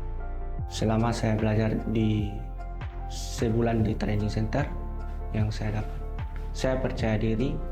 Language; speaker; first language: Indonesian; non-native, local second language; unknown